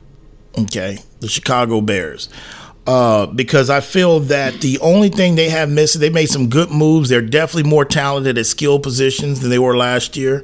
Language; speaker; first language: English; native; English